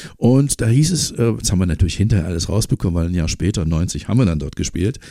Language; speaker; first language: German; non-native, local second language; English